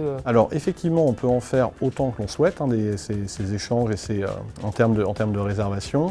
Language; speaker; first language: French; native; French